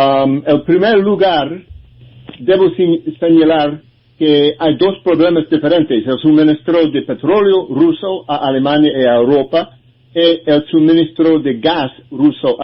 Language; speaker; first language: Spanish; non-native, learner; English